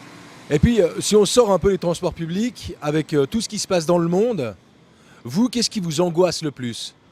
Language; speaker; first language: French; native; French